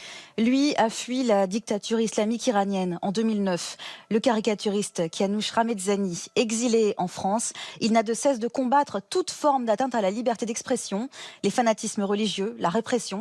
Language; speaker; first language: French; native; French